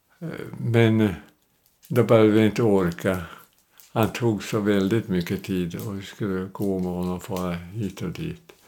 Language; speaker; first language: Swedish; native; Swedish